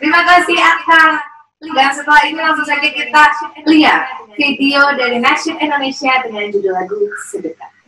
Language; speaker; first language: Indonesian; native; Indonesian